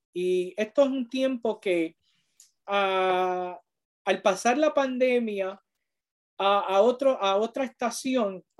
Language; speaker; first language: Spanish; early bilingual, heritage; Spanish